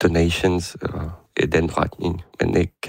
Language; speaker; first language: Danish; non-native, learner; Ukrainian